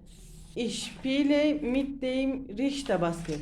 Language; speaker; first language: German; non-native, learner; Turkish